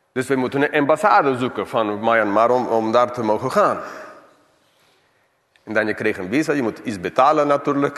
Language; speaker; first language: Dutch; non-native, fluent; English